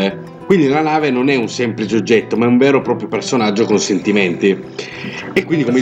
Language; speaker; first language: Italian; native; Italian